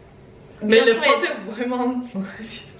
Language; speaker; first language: French; non-native, learner; Chinese